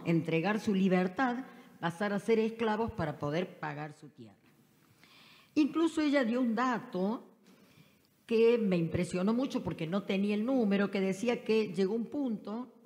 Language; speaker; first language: Spanish; native; Spanish